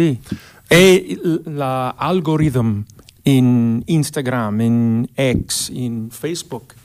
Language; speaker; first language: Spanish; non-native, learner; English